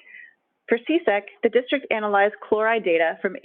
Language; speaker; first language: English; native; English